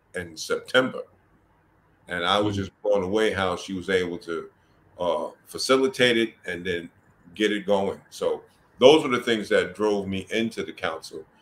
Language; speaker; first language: English; native; English